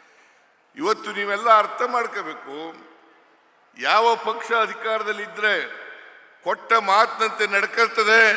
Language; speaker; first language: Kannada; native; Kannada